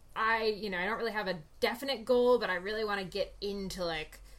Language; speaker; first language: English; native; English